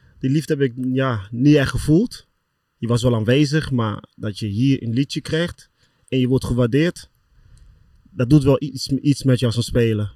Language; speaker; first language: Dutch; early bilingual, other home language; Lingala